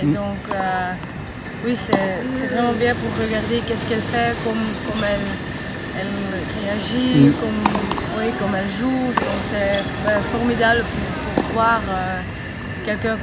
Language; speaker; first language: French; non-native, fluent; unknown